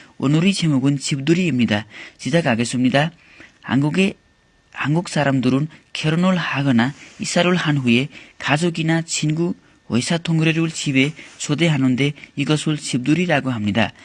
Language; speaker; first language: Korean; non-native, learner; Nepali